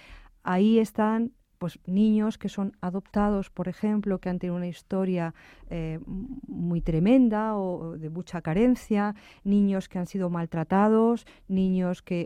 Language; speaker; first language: Spanish; native; Spanish